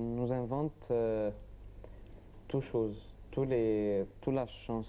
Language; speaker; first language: French; non-native, learner; Arabic